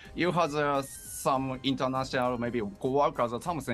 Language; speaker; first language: English; non-native, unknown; Japanese